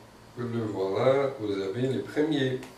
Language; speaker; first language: French; non-native, fluent; Portuguese